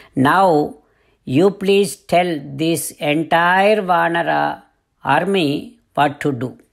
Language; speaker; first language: English; non-native, local second language; Telugu